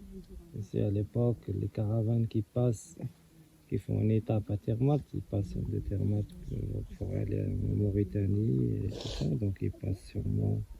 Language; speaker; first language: French; non-native, local second language; Arabic